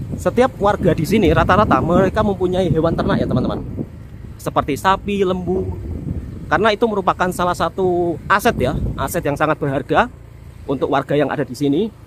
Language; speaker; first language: Indonesian; native; Indonesian